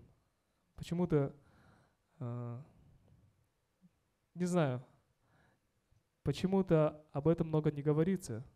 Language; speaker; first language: Russian; non-native, local second language; Kazakh